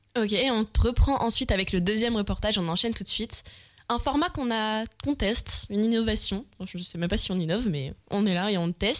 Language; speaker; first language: French; native; French